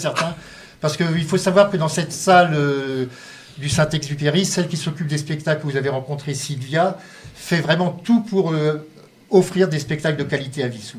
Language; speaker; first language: French; native; French